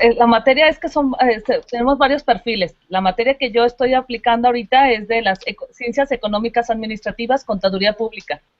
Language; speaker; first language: Spanish; native; Spanish